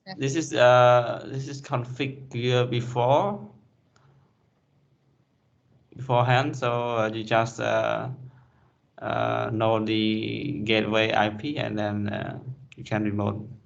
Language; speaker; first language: English; non-native, fluent; Khmer